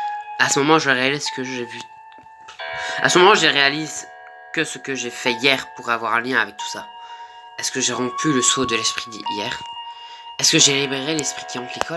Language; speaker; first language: French; native; French